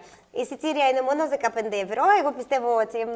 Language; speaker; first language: Greek; non-native, learner; Russian